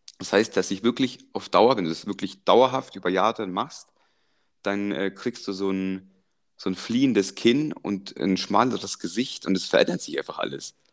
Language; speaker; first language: German; early bilingual, other home language; Croatian